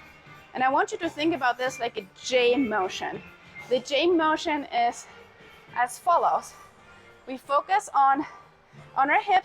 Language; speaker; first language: English; native; English